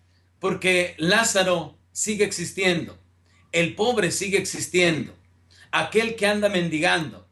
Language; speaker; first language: Spanish; native; Spanish